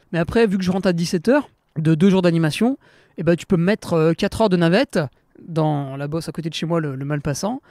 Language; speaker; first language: French; native; French